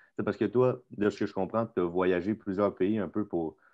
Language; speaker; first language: French; native; French